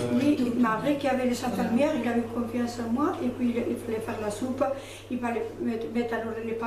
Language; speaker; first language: French; non-native, fluent; Spanish